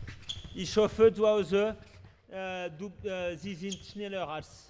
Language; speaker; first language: German; non-native, learner; French